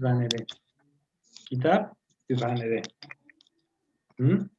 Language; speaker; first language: Turkish; non-native, learner; Spanish